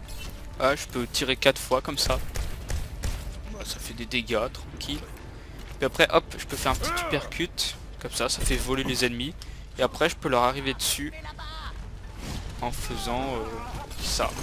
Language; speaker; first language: French; native; French